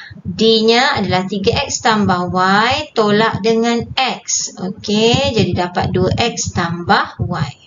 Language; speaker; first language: Malay; native; Malay